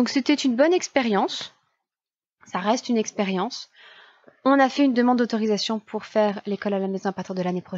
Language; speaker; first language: French; native; French